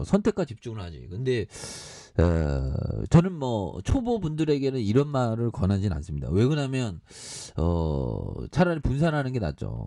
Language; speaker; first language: Korean; native; Korean